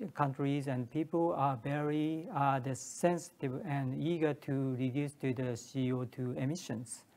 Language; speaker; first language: English; non-native, learner; Japanese